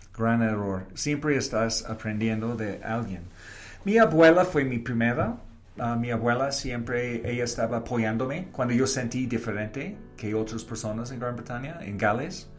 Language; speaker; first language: Spanish; non-native, fluent; English